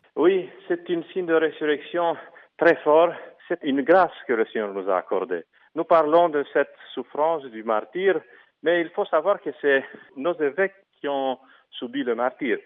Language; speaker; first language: French; non-native, fluent; Romanian